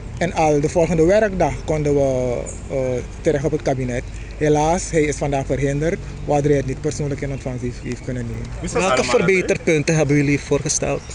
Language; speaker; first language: Dutch; native; Dutch